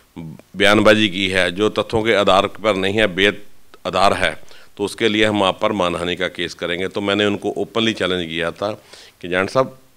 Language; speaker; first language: Hindi; non-native, local second language; Punjabi